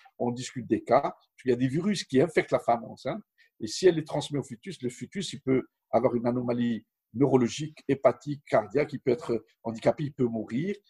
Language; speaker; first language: French; non-native, local second language; Arabic